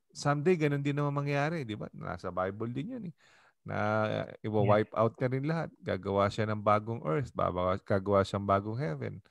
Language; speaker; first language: Filipino; native; Filipino